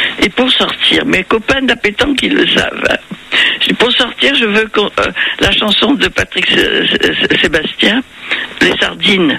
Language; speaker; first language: French; native; French